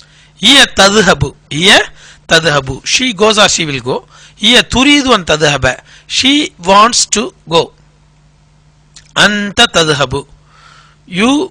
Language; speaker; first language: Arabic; non-native, fluent; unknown